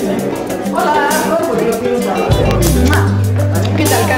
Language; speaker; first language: Spanish; non-native, fluent; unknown